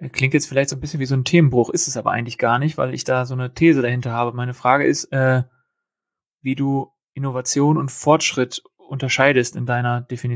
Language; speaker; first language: German; native; German